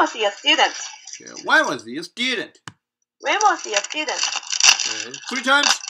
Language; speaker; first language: English; non-native, fluent; Korean